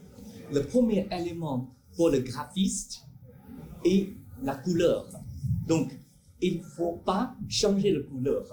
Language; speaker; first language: French; non-native, fluent; Chinese